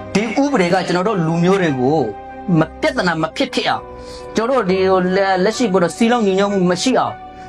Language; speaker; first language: Burmese; non-native, local second language; Rohingya